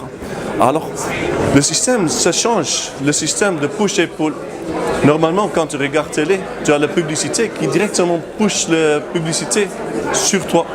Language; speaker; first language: French; non-native, learner; Dutch